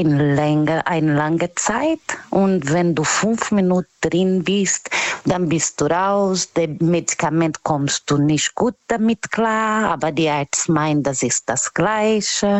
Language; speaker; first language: German; non-native, learner; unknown